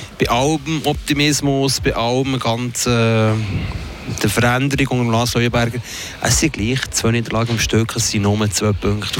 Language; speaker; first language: German; native; German